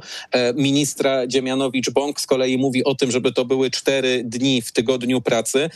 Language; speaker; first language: Polish; native; Polish